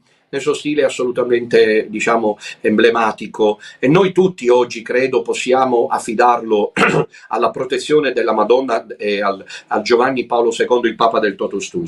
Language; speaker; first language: Italian; native; Italian